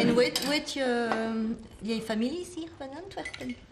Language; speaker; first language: Dutch; non-native, local second language; French